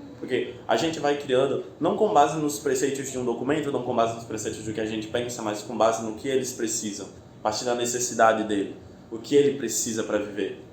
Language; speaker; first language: Portuguese; native; Portuguese